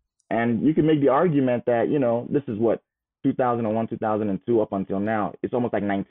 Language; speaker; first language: English; non-native, local second language; Igbo